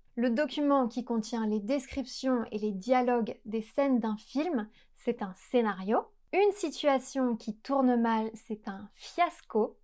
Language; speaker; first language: French; native; French